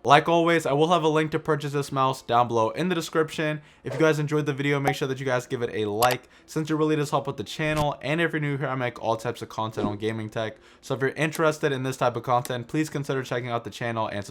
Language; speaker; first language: English; native; English